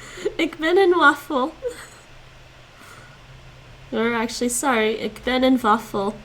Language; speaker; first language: Dutch; non-native, learner; English